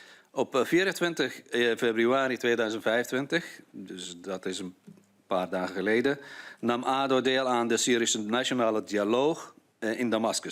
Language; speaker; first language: Dutch; non-native, fluent; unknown